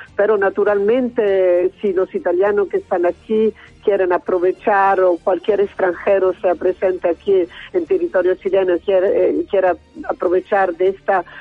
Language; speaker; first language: Spanish; non-native, learner; Italian